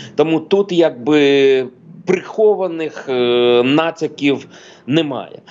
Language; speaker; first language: Ukrainian; non-native, local second language; Russian